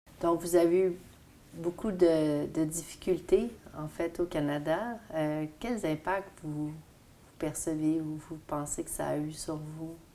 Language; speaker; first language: French; native; French